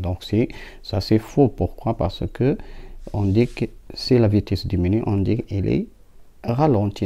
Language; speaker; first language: French; non-native, local second language; Arabic